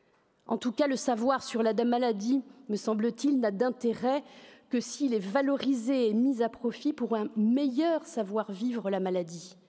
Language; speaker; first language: French; native; French